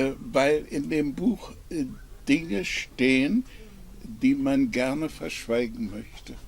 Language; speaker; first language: German; non-native, fluent; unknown